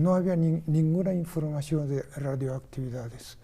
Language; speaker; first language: Spanish; non-native, fluent; Japanese